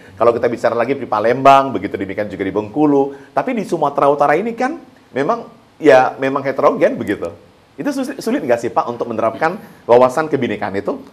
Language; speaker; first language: Indonesian; native; Indonesian